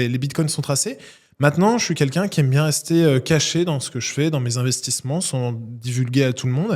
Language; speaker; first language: French; native; French